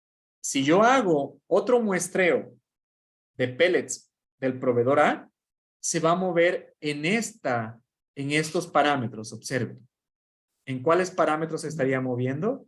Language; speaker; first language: Spanish; native; Spanish